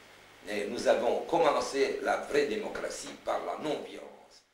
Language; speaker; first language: French; non-native, fluent; Romanian